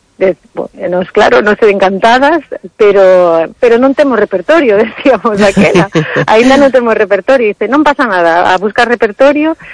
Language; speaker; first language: Galician; early bilingual, heritage; Galician